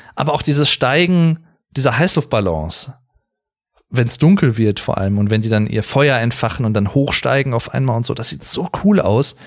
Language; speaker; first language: German; native; German